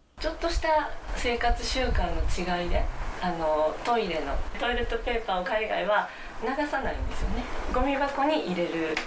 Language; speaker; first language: Japanese; native; Japanese